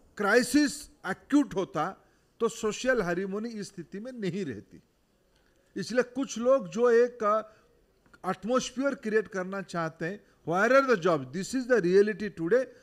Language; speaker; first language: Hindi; non-native, local second language; Odia